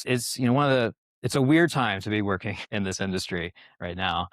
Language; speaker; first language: English; native; English